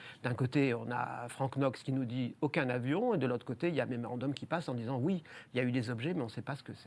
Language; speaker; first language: French; native; French